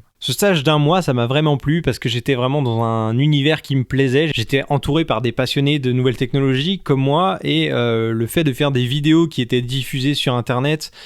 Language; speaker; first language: French; native; French